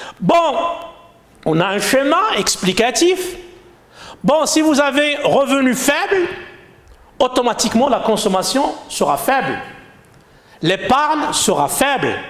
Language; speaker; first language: French; non-native, local second language; Arabic